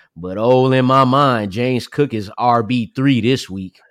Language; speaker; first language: English; native; English